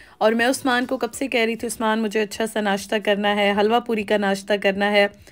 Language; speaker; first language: Urdu; native; Urdu